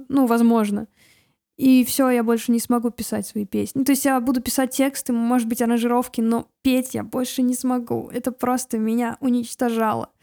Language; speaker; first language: Russian; native; Russian